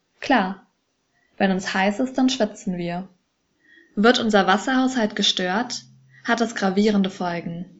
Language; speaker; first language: German; native; German